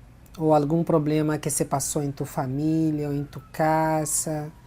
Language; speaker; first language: Spanish; non-native, fluent; Portuguese